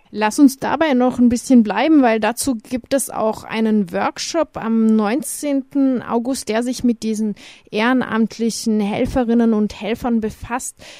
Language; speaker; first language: German; native; German